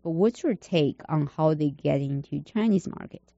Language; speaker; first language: English; non-native, learner; Chinese